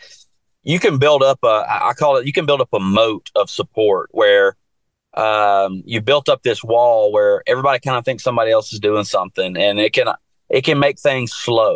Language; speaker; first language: English; native; English